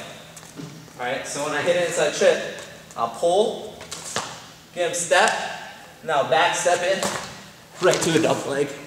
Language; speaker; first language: English; native; English